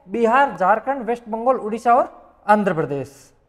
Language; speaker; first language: Hindi; native; Hindi